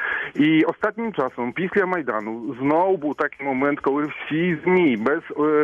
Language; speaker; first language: Ukrainian; non-native, fluent; Polish